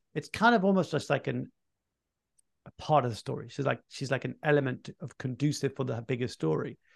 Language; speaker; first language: English; early bilingual, other home language; French